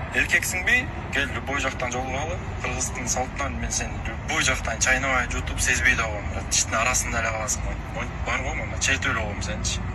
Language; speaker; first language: Kyrgyz; non-native, local second language; Russian